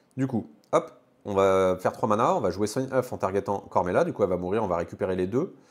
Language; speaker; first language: French; native; French